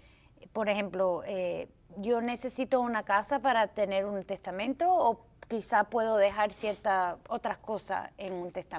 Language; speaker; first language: Spanish; early bilingual, heritage; English